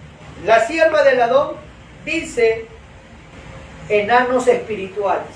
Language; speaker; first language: Spanish; native; Spanish